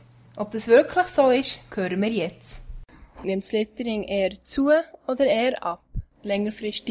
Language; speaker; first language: German; native; German